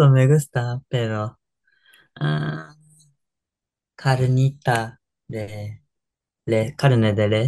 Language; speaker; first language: Spanish; non-native, learner; Japanese